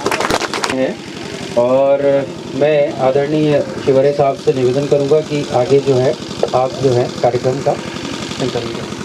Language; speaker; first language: Hindi; native; Hindi